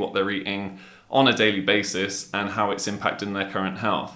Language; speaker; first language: English; native; English